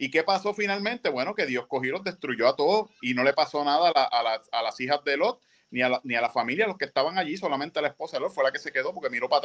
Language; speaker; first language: Spanish; native; Spanish